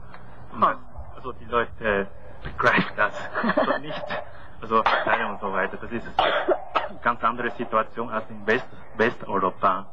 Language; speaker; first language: German; non-native, learner; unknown